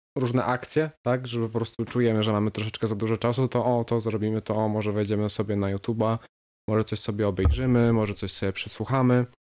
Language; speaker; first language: Polish; native; Polish